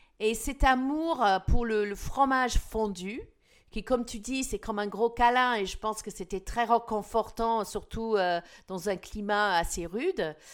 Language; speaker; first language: French; non-native, fluent; English